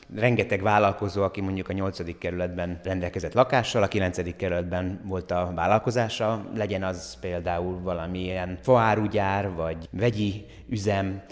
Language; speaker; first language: Hungarian; native; Hungarian